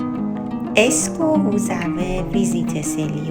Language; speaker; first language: French; non-native, learner; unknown